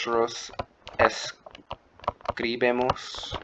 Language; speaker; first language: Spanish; non-native, learner; English